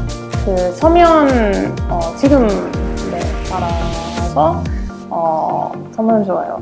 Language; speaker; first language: Korean; non-native, learner; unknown